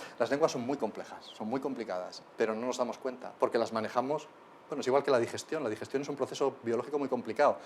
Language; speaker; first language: Spanish; native; Spanish